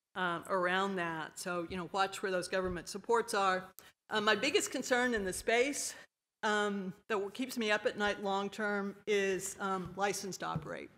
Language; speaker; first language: English; native; English